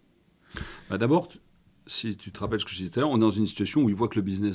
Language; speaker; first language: French; native; French